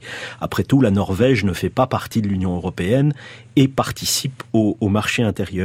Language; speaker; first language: French; native; French